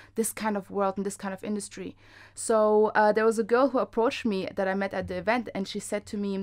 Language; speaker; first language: English; non-native, fluent; German